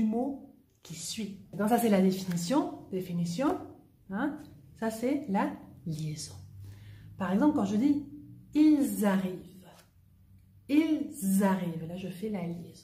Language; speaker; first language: French; native; French